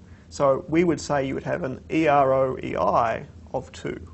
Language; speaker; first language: English; native; English